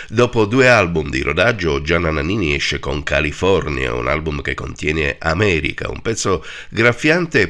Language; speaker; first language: Italian; native; Italian